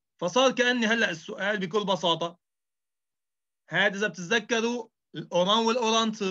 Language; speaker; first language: Arabic; native; Arabic